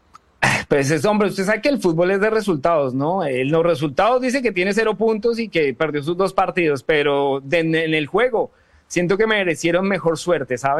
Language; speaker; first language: Spanish; native; Spanish